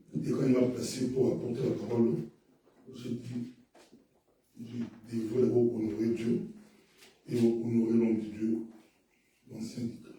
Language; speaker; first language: French; non-native, local second language; Lingala